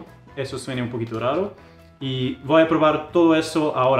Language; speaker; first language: Spanish; non-native, fluent; German